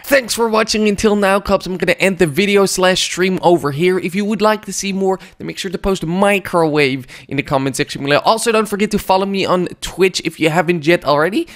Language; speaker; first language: English; non-native, fluent; Dutch